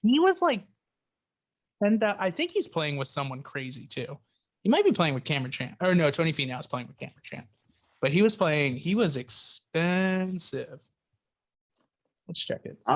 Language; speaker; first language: English; native; English